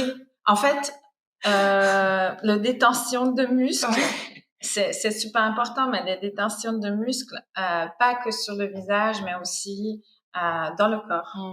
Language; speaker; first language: French; non-native, fluent; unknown